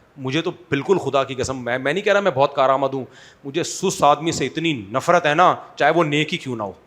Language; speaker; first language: Urdu; native; Urdu